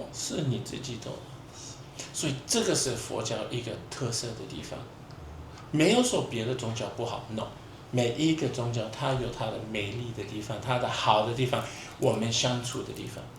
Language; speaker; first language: Chinese; non-native, fluent; English